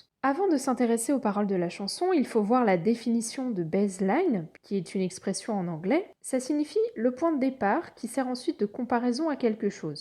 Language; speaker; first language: French; native; French